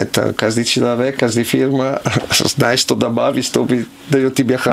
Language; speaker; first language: Russian; non-native, learner; Italian